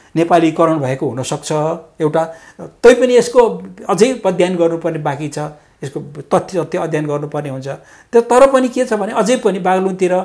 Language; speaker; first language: Nepali; non-native, local second language; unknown